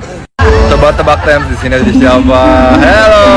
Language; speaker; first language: Indonesian; native; Indonesian